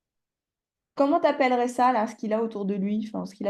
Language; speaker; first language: French; native; French